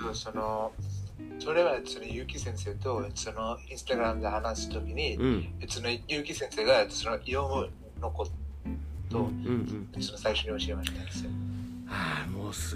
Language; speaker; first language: Japanese; non-native, learner; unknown